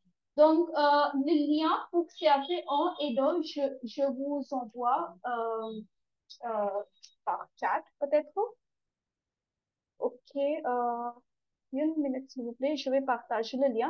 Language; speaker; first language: French; non-native, learner; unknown